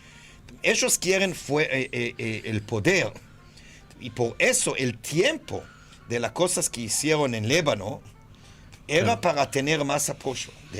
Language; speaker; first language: Spanish; non-native, fluent; Hebrew